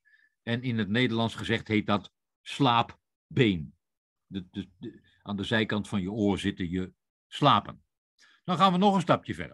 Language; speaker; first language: Dutch; native; Dutch